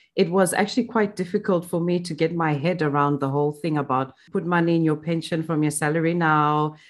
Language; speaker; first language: English; non-native, local second language; Shona